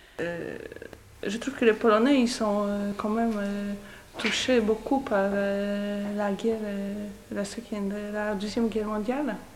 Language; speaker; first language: French; non-native, learner; Polish